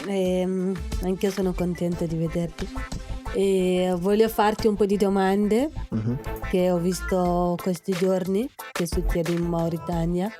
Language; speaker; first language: Italian; non-native, fluent; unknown